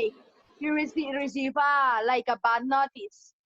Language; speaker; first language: English; non-native, learner; Spanish